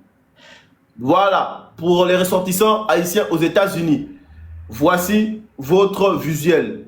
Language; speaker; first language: French; native; French